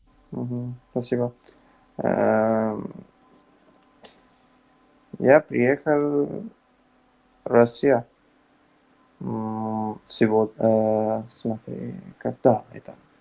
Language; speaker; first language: Russian; non-native, learner; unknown